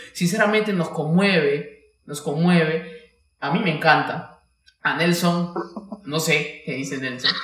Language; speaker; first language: Spanish; native; Spanish